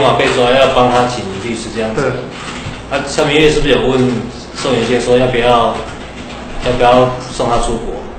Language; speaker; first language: Chinese; native; Chinese